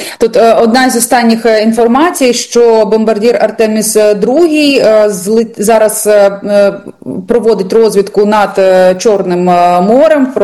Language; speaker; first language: Ukrainian; native; Ukrainian